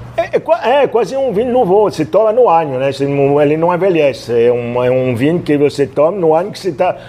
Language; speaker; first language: Portuguese; non-native, fluent; French